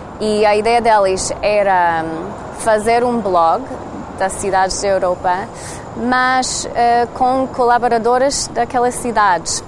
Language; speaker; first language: Portuguese; non-native, learner; English